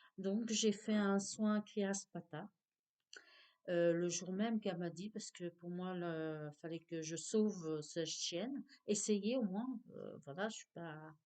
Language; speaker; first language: French; native; French